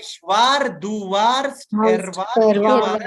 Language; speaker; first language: German; non-native, fluent; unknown